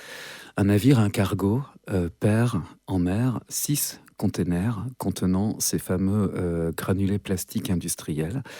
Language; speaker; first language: French; native; French